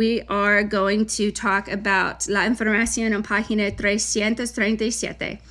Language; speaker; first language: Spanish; non-native, fluent; English